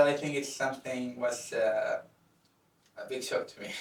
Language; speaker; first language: English; non-native, fluent; Arabic